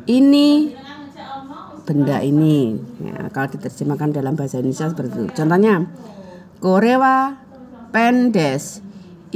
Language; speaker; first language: Indonesian; native; Indonesian